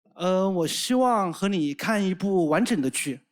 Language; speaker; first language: Chinese; native; Chinese